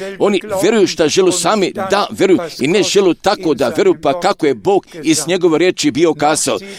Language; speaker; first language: Croatian; non-native, local second language; Romany